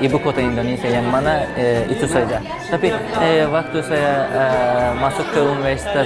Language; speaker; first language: Indonesian; non-native, learner; Azerbaijani